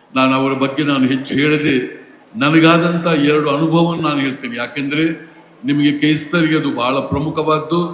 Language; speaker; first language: Kannada; non-native, local second language; Tulu